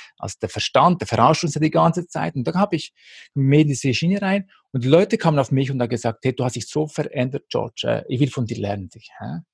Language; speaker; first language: German; early bilingual, other home language; Greek